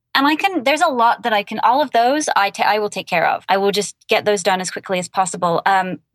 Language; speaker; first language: English; native; English